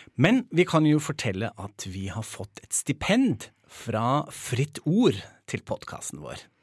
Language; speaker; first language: Norwegian; non-native, fluent; German